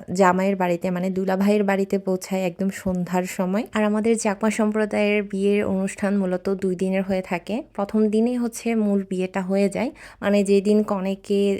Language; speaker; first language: Bangla; non-native, local second language; Chakma